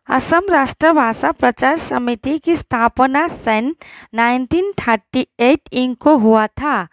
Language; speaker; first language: Hindi; non-native, local second language; Assamese